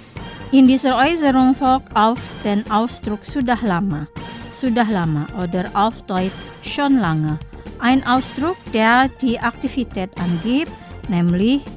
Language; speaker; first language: German; non-native, fluent; Indonesian